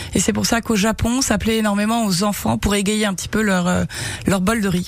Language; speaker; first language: French; early bilingual, heritage; Japanese